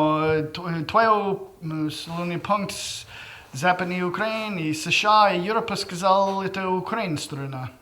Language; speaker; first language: Russian; non-native, learner; English